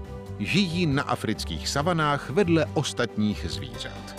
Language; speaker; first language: Czech; native; Czech